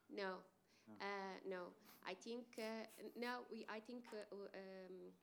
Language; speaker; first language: English; non-native, fluent; Portuguese